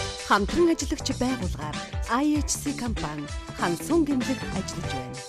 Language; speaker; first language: Mongolian; native; Mongolian